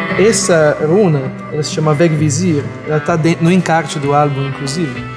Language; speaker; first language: Portuguese; non-native, fluent; Italian